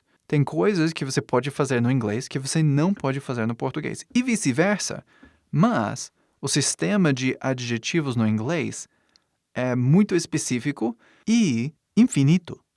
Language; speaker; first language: Portuguese; non-native, fluent; English